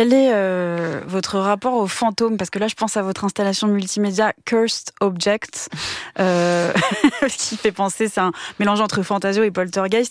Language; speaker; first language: French; native; French